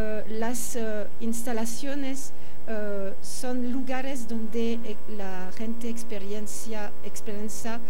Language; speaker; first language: Spanish; non-native, fluent; French